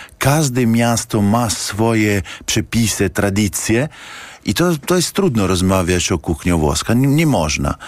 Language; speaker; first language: Polish; non-native, learner; Italian